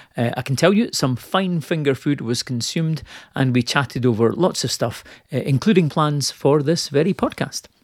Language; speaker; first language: English; native; English